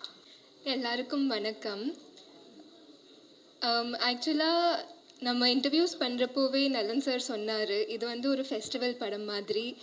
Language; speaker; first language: Tamil; non-native, fluent; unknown